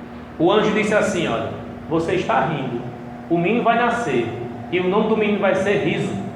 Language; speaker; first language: Portuguese; native; Portuguese